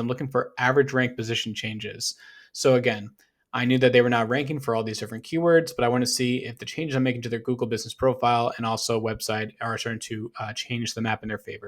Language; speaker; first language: English; native; English